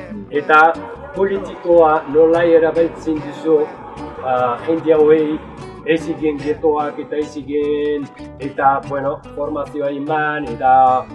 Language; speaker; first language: Basque; non-native, learner; Arabic